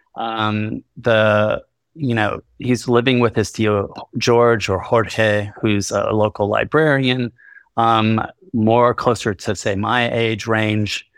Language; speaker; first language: English; early bilingual, other home language; Spanish